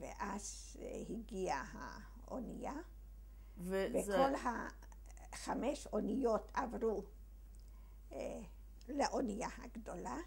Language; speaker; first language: Hebrew; early bilingual, other home language; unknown